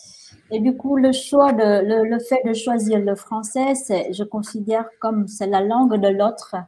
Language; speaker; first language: French; non-native, fluent; Vietnamese